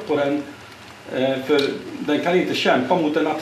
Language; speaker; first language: Swedish; non-native, fluent; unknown